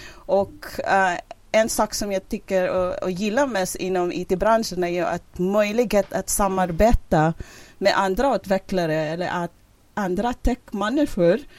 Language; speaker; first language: Swedish; non-native, fluent; English